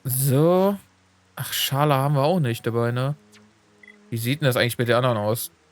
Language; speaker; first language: German; native; German